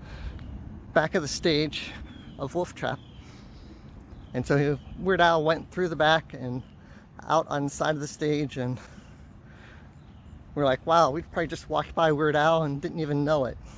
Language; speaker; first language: English; native; English